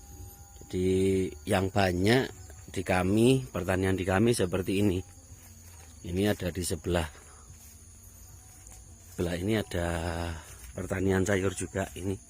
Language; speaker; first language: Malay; non-native, local second language; Javanese